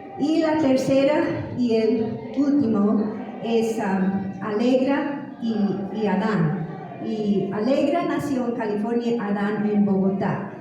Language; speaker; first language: Spanish; non-native, fluent; English